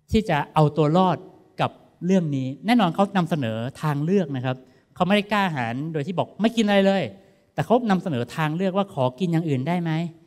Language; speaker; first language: Thai; native; Thai